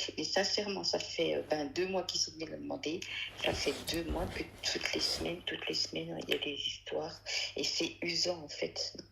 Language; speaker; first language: French; early bilingual, other home language; Arabic